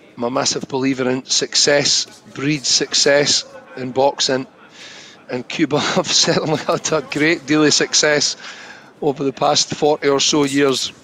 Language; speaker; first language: English; native; English